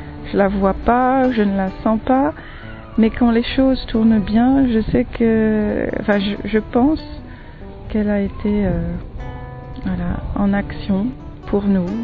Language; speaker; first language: French; native; French